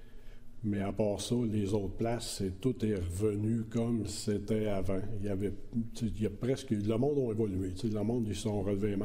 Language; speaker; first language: French; native; French